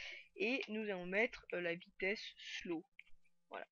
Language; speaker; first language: French; native; French